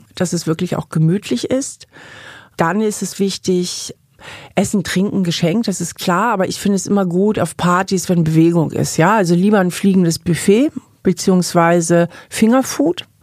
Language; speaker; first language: German; native; German